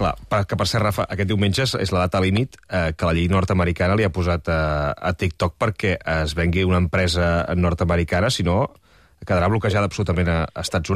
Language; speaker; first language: Catalan; native; Catalan